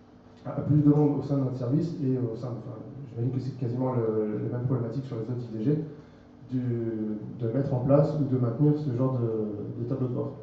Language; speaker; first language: French; native; French